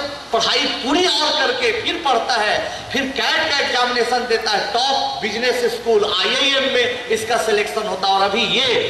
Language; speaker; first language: Hindi; native; Hindi